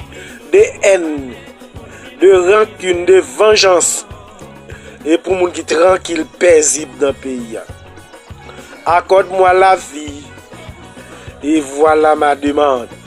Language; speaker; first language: French; non-native, local second language; Haitian Creole